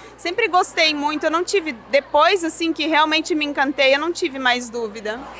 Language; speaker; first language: Portuguese; non-native, local second language; German